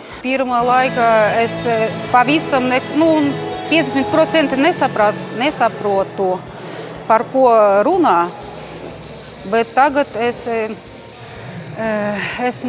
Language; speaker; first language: Latvian; non-native, local second language; Russian